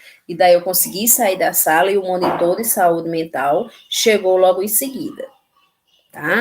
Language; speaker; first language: Portuguese; native; Portuguese